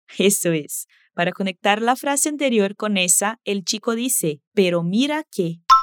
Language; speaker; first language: Spanish; non-native, fluent; Portuguese